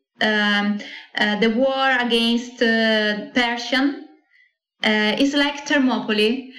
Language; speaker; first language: English; non-native, learner; Italian